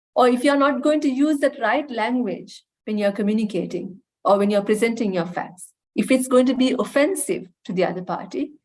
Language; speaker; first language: English; non-native, local second language; Sinhala